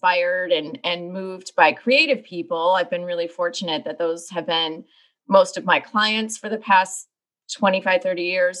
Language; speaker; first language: English; native; English